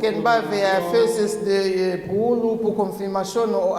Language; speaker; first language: Danish; non-native, learner; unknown